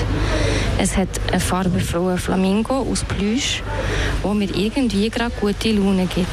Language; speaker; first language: German; native; German